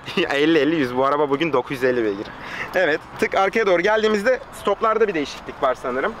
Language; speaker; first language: Turkish; native; Turkish